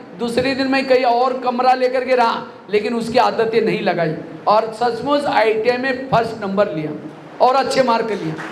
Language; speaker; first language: Hindi; non-native, local second language; Marathi